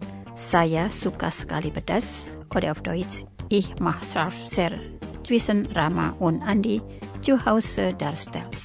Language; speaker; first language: German; non-native, learner; Indonesian